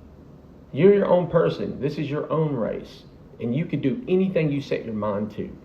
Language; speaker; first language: English; native; English